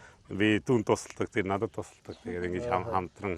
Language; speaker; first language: Mongolian; non-native, fluent; Hungarian